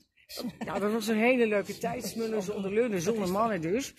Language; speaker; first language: Dutch; native; Dutch